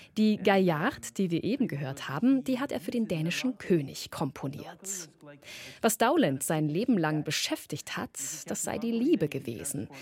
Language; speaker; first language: German; native; German